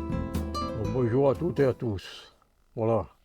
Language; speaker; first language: French; native; French